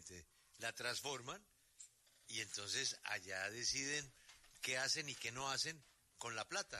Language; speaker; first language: Spanish; native; Spanish